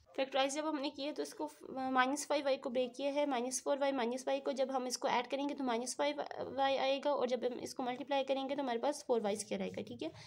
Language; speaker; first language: Urdu; non-native, local second language; Punjabi